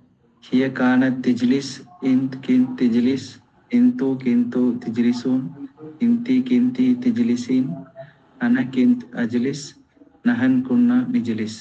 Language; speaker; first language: Arabic; non-native, learner; Tamil